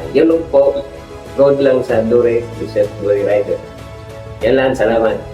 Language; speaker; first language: Filipino; non-native, local second language; Cebuano